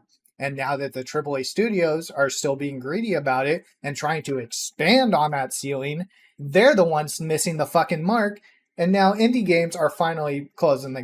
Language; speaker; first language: English; native; English